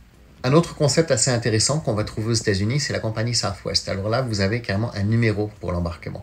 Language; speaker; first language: French; native; French